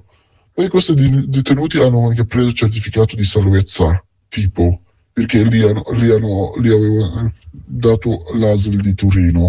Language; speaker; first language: Italian; non-native, fluent; Arabic